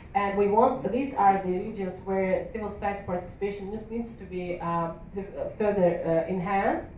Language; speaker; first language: English; non-native, fluent; Azerbaijani